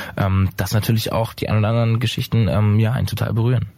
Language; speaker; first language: German; native; German